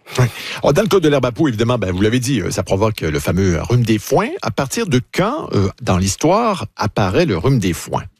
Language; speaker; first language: French; native; French